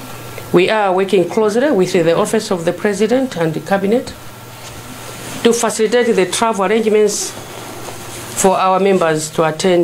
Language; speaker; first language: English; non-native, local second language; Nyanja